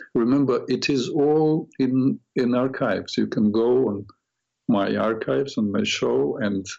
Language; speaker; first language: English; non-native, fluent; Russian